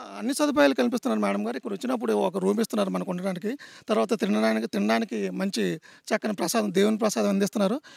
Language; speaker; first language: Telugu; native; Telugu